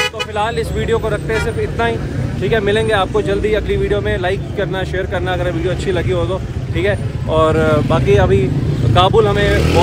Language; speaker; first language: Hindi; native; Hindi